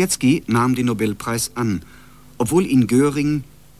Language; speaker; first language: German; native; German